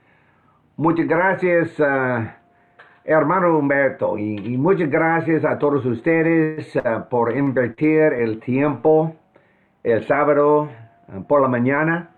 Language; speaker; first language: Spanish; non-native, fluent; English